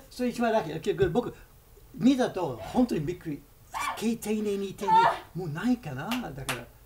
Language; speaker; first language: Japanese; non-native, fluent; English